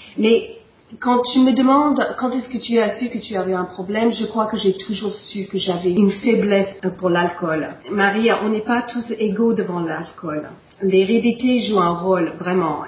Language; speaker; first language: French; non-native, fluent; English